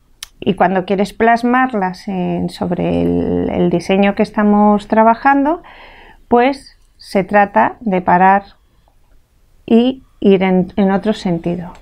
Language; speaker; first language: Spanish; native; Spanish